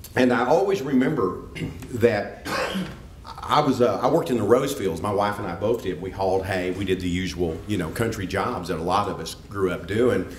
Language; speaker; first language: English; native; English